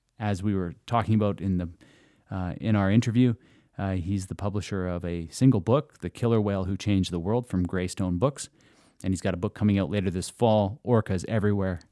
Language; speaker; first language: English; native; English